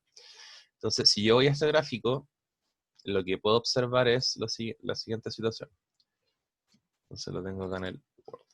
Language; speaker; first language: Spanish; native; Spanish